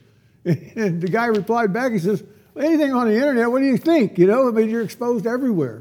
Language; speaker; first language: English; native; English